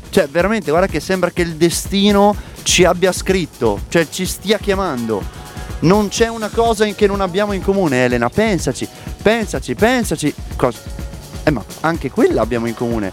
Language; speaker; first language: Italian; native; Italian